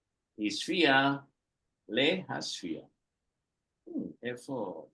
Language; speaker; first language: Hebrew; non-native, fluent; Indonesian